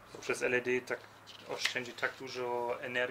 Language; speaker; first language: Polish; early bilingual, heritage; Polish